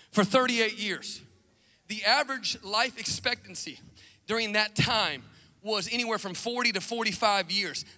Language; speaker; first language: English; native; English